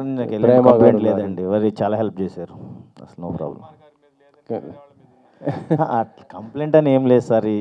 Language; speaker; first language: Telugu; native; Telugu